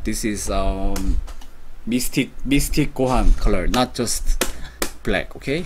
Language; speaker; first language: English; non-native, learner; Korean